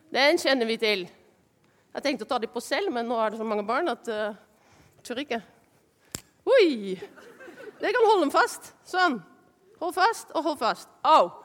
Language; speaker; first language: Norwegian; non-native, fluent; Dutch